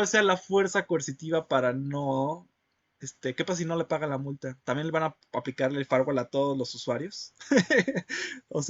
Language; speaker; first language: Spanish; native; Spanish